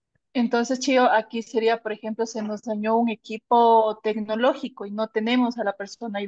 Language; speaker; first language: Spanish; native; Spanish